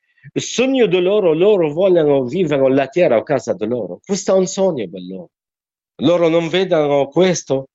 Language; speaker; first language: Italian; non-native, learner; Arabic